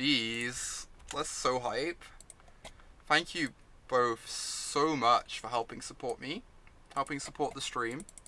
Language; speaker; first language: English; native; English